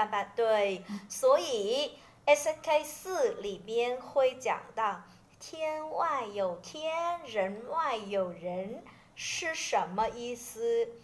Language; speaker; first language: Chinese; non-native, fluent; Vietnamese